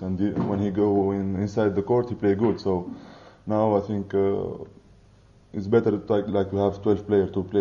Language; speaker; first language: English; non-native, fluent; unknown